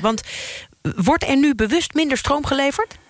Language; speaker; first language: Dutch; native; Dutch